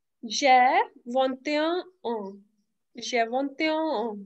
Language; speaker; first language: French; non-native, fluent; Hindi